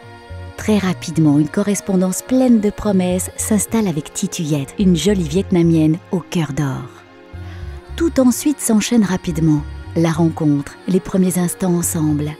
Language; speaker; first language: French; native; French